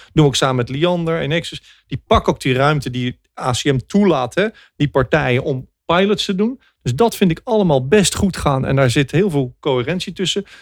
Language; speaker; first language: Dutch; native; Dutch